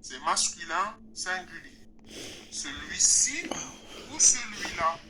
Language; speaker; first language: French; non-native, local second language; Arabic